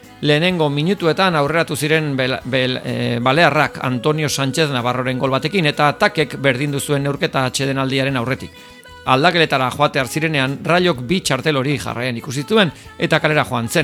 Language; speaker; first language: Basque; native; Basque